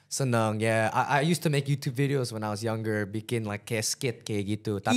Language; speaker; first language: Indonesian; early bilingual, heritage; English